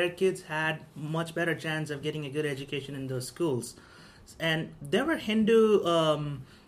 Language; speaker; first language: English; non-native, local second language; Tamil